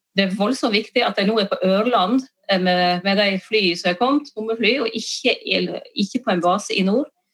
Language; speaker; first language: Norwegian; native; Norwegian